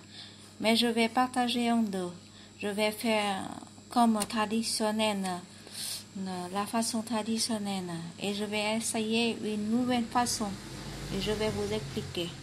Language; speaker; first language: French; non-native, learner; Vietnamese